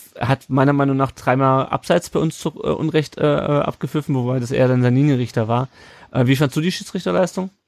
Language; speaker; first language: German; native; German